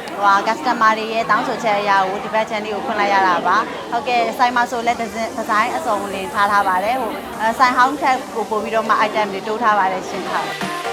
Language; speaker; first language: Burmese; native; Burmese